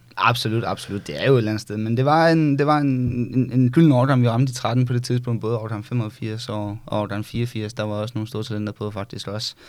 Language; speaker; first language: Danish; native; Danish